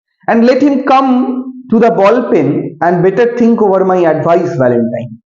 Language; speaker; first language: English; non-native, local second language; Bangla